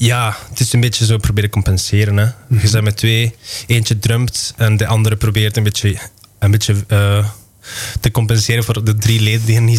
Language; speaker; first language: Dutch; non-native, local second language; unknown